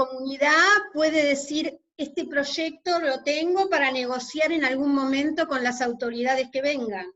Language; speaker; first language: Spanish; native; Spanish